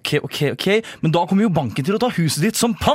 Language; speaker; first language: Norwegian; native; Norwegian